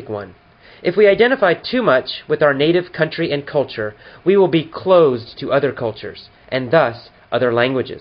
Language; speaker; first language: English; native; English